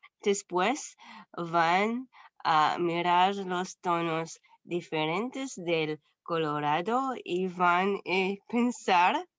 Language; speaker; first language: Spanish; non-native, learner; English